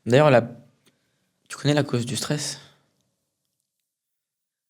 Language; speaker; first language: French; native; French